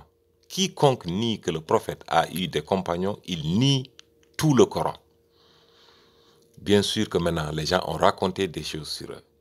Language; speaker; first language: French; native; French